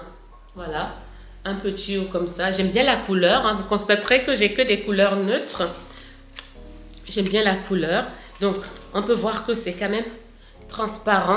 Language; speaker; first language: French; native; French